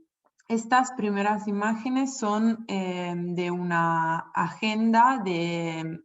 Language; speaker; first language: Spanish; non-native, fluent; Italian